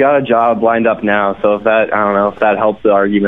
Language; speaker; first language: English; native; English